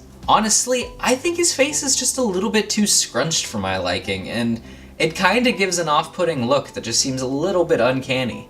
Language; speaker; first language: English; native; English